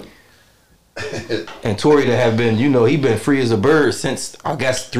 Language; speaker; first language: English; native; English